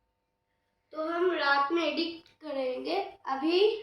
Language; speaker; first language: Hindi; non-native, local second language; Bangla